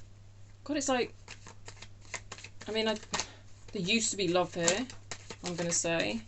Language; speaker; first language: English; native; English